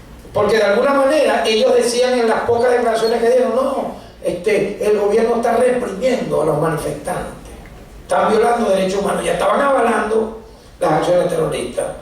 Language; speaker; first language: Spanish; native; Spanish